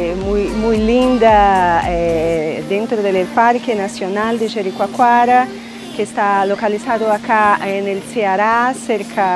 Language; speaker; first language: Spanish; non-native, learner; Portuguese